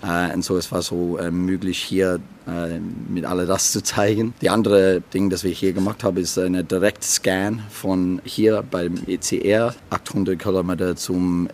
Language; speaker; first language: German; non-native, learner; English